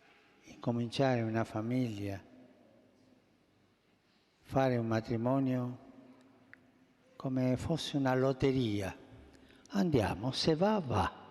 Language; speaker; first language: Italian; non-native, fluent; Spanish